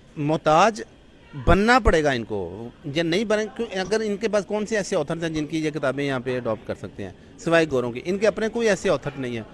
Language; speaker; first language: Urdu; non-native, local second language; Punjabi